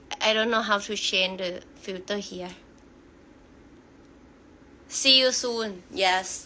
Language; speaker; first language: English; non-native, learner; Thai